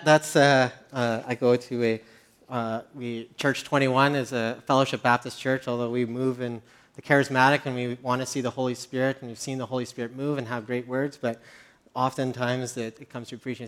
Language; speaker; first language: English; native; English